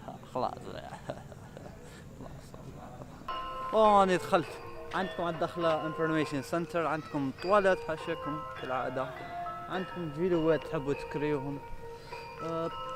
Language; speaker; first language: Arabic; native; Arabic